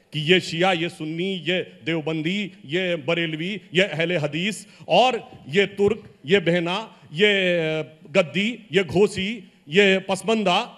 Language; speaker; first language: Hindi; native; Hindi